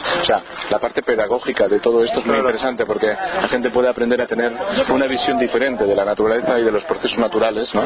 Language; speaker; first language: Spanish; native; Spanish